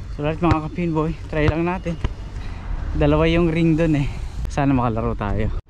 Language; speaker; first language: Filipino; native; Filipino